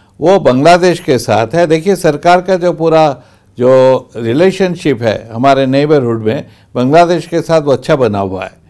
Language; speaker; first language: Hindi; non-native, local second language; Bangla